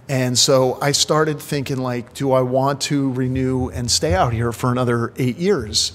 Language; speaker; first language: English; native; English